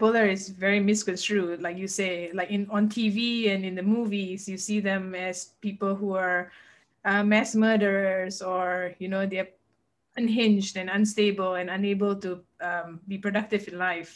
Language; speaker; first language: English; non-native, local second language; Malay